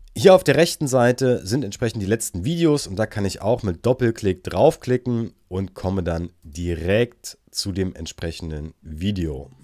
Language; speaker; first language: German; native; German